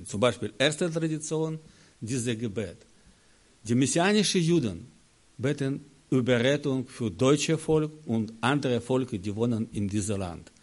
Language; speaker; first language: German; non-native, learner; Russian